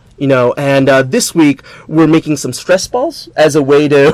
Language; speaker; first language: English; native; English